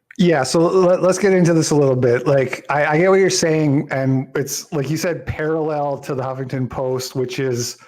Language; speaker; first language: English; native; English